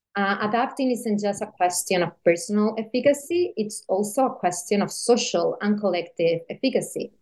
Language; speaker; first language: English; non-native, fluent; Spanish